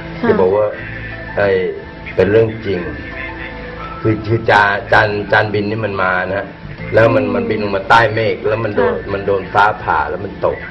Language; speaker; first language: Thai; native; Thai